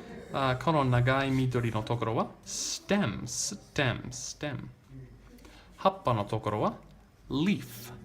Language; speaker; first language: Japanese; non-native, learner; English